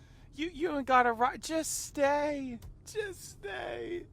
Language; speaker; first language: English; native; English